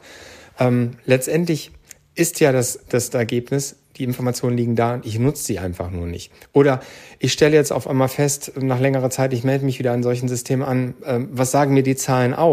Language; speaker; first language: German; native; German